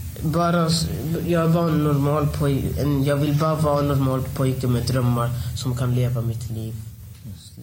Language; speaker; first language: Swedish; early bilingual, other home language; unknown